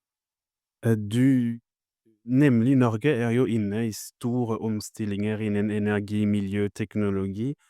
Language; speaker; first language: Norwegian; non-native, fluent; French